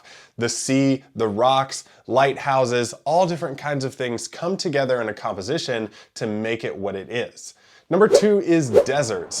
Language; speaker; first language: English; native; English